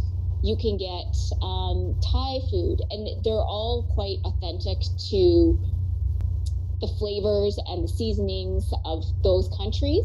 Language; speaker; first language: English; native; English